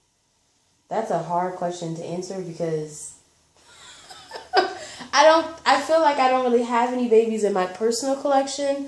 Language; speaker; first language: English; native; English